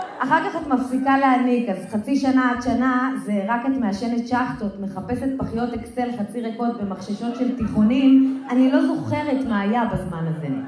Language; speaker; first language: Hebrew; native; Hebrew